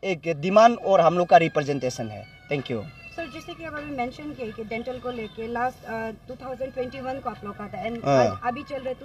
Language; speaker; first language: Hindi; non-native, local second language; Nyishi